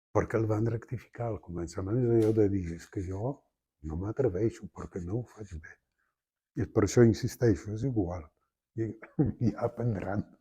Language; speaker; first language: Catalan; non-native, fluent; Polish